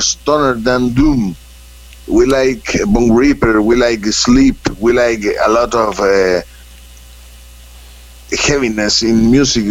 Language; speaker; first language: English; non-native, fluent; Spanish